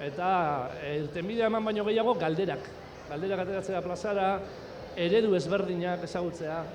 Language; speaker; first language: Basque; native; Basque